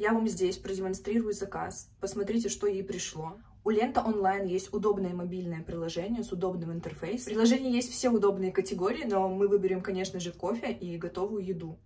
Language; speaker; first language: Russian; native; Russian